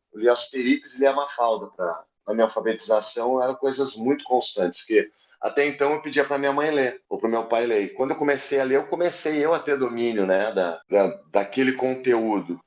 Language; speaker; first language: Portuguese; native; Portuguese